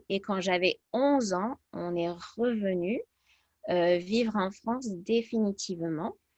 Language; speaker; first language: French; early bilingual, other home language; English